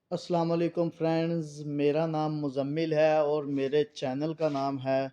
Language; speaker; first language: Urdu; non-native, local second language; Punjabi